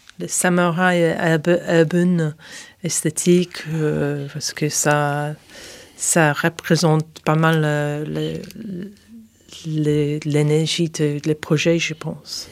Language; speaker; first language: French; non-native, fluent; English